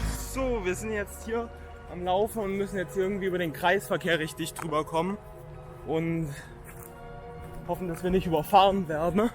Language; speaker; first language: German; native; German